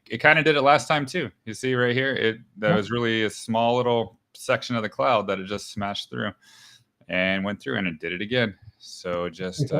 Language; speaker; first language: English; native; English